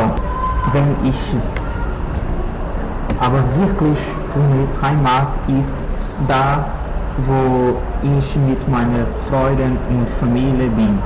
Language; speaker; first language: German; non-native, learner; Portuguese